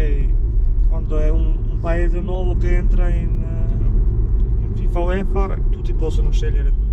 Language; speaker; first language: Italian; non-native, fluent; Albanian